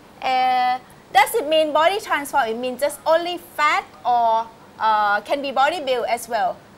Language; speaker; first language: English; non-native, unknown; Thai